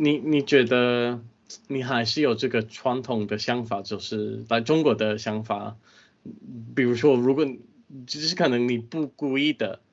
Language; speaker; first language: Chinese; non-native, fluent; English